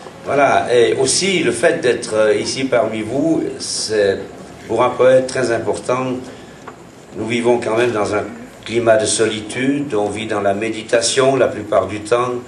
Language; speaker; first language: French; native; French